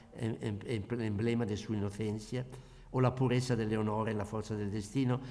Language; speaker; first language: Spanish; non-native, learner; Italian